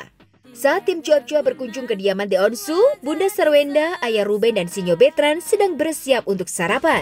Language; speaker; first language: Indonesian; native; Indonesian